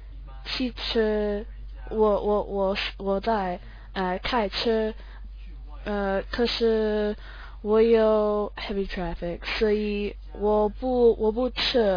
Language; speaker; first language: Chinese; non-native, learner; English